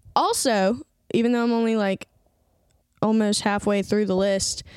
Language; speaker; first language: English; native; English